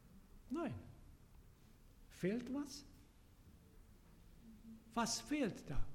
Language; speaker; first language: German; non-native, fluent; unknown